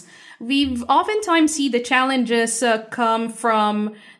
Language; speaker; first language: English; non-native, local second language; Filipino